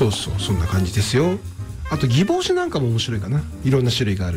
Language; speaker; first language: Japanese; native; Japanese